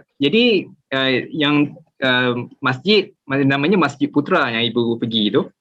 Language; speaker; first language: Malay; native; Malay